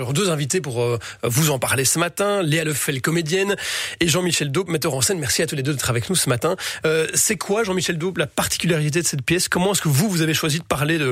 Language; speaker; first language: French; native; French